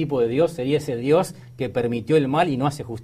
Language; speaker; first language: Spanish; native; Spanish